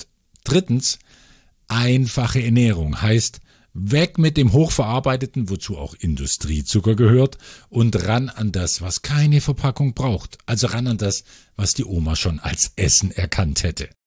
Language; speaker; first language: German; native; German